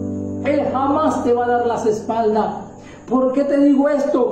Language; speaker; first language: Spanish; native; Spanish